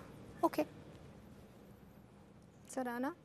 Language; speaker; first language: Telugu; non-native, learner; Hindi